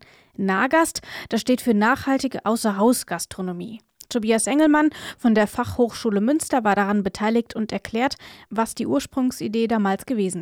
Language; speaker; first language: German; native; German